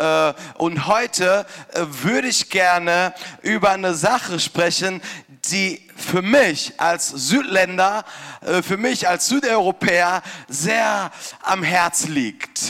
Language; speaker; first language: German; non-native, fluent; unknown